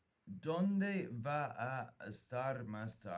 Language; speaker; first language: Spanish; non-native, fluent; English